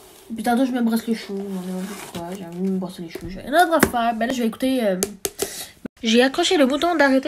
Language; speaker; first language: French; native; French